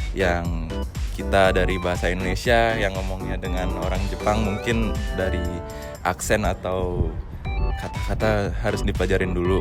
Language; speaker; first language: Indonesian; native; Indonesian